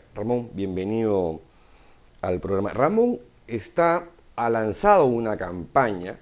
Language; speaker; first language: Spanish; native; Spanish